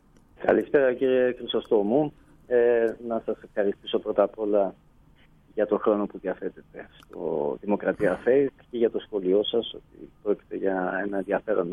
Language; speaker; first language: Greek; native; Greek